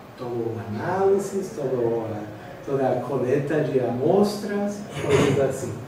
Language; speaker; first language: Portuguese; non-native, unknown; English